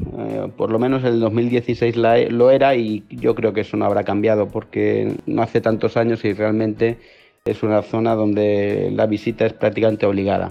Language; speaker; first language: Spanish; native; Spanish